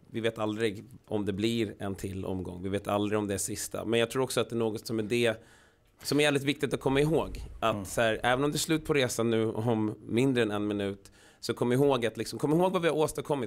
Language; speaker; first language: Swedish; native; Swedish